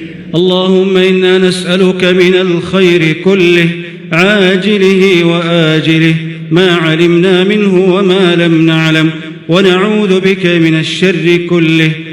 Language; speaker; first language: Arabic; native; Arabic